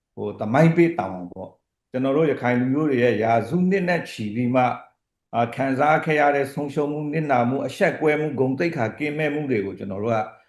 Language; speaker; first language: Burmese; native; Burmese